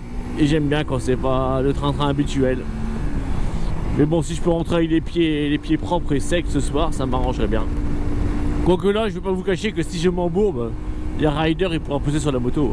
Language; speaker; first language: French; native; French